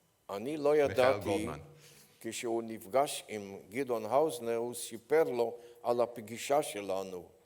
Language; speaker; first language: Hebrew; non-native, fluent; Polish